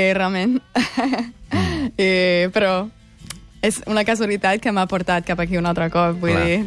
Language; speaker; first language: Catalan; non-native, fluent; English